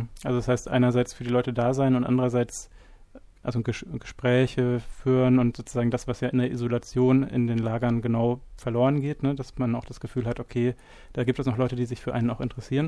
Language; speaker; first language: German; native; German